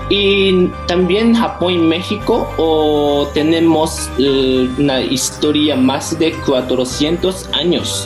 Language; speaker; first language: Spanish; non-native, fluent; Japanese